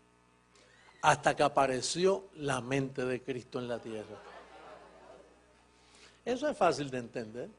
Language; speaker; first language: Spanish; native; Spanish